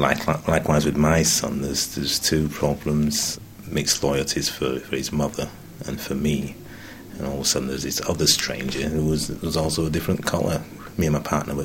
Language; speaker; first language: English; native; English